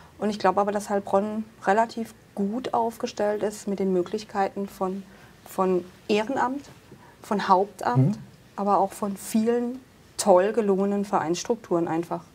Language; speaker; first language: German; native; German